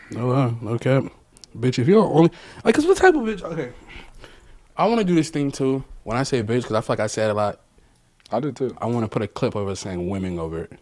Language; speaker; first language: English; native; English